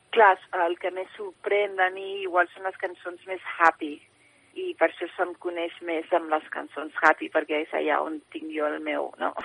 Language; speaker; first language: Catalan; early bilingual, heritage; English